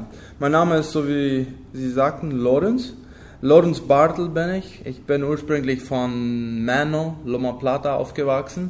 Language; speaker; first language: German; non-native, local second language; Low German